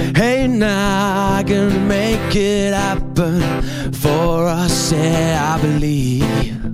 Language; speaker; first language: English; non-native, fluent; Finnish